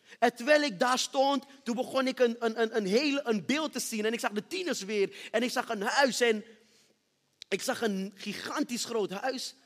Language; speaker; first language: Dutch; early bilingual, other home language; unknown